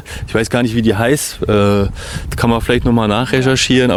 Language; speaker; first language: German; native; German